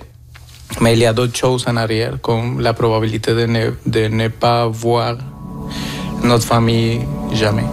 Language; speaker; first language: French; non-native, fluent; Spanish